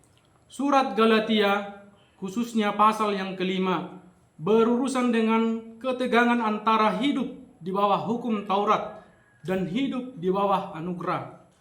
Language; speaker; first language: Indonesian; native; Indonesian